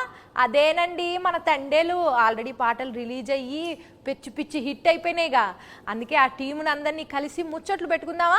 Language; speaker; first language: Telugu; native; Telugu